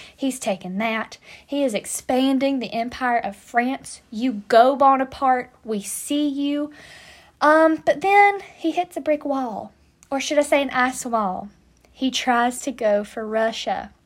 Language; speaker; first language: English; native; English